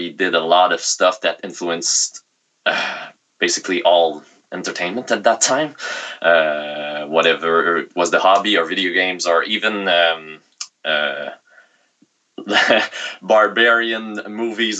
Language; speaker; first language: English; non-native, fluent; French